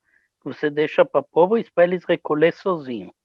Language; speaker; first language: Portuguese; non-native, learner; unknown